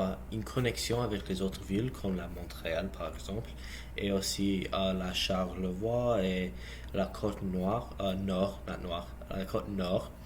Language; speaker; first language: French; non-native, learner; English